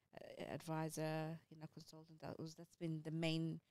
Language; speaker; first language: English; early bilingual, other home language; Amharic